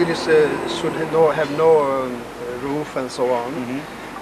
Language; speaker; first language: English; non-native, fluent; Swedish